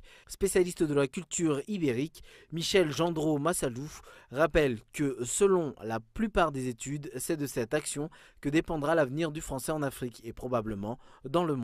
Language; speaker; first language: French; non-native, local second language; Malagasy